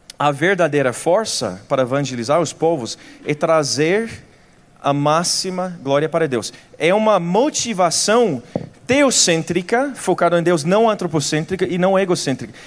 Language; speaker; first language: Portuguese; non-native, fluent; English